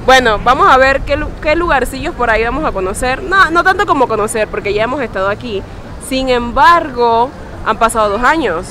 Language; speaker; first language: Spanish; native; Spanish